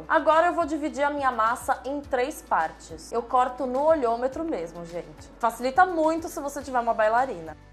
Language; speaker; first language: Portuguese; native; Portuguese